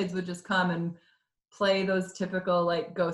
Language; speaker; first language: English; native; English